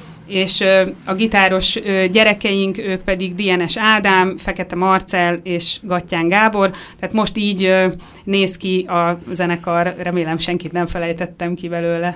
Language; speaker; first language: Hungarian; native; Hungarian